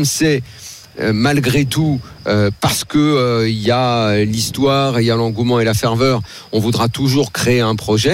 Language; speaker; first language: French; native; French